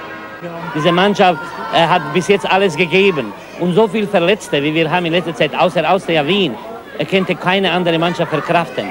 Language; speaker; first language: German; non-native, fluent; Croatian